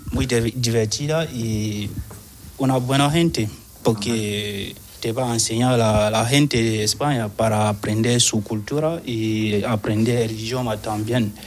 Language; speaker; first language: Spanish; non-native, learner; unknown